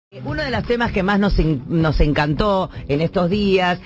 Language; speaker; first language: Spanish; native; Spanish